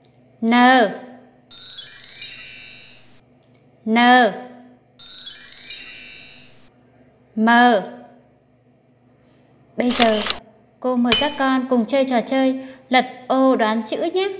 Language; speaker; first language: Vietnamese; native; Vietnamese